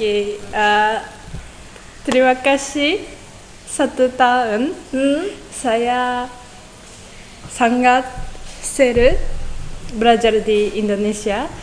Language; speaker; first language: Indonesian; non-native, learner; Japanese